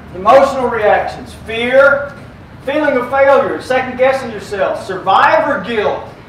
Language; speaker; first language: English; native; English